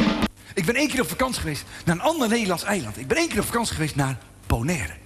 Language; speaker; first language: Dutch; native; Dutch